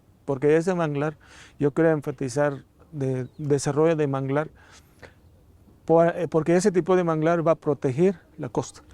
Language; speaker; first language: Spanish; non-native, fluent; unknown